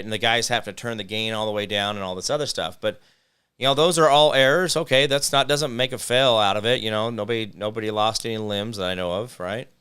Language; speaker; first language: English; native; English